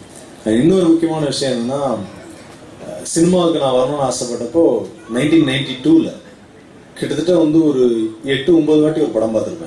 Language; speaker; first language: Tamil; native; Tamil